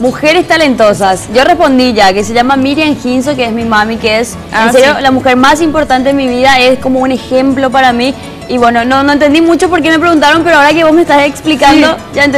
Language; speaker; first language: Spanish; native; Spanish